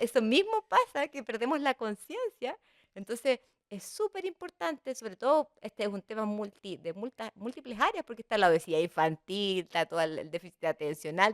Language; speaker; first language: Spanish; native; Spanish